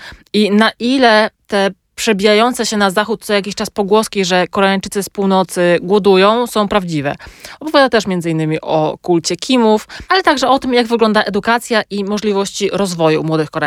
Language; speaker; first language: Polish; native; Polish